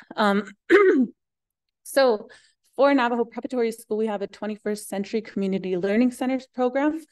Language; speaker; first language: English; native; English